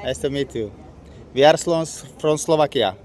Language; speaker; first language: English; non-native, learner; Slovak